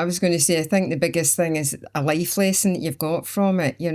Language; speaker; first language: English; native; English